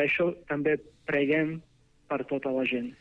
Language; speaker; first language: Catalan; non-native, fluent; Ukrainian